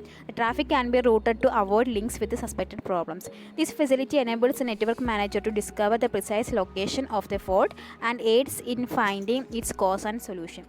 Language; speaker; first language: English; non-native, local second language; Malayalam